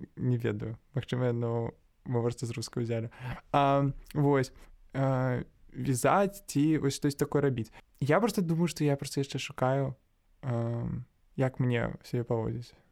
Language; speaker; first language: Belarusian; native; Belarusian